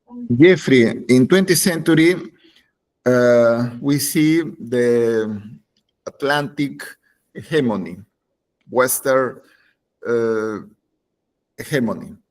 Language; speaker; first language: English; non-native, learner; Spanish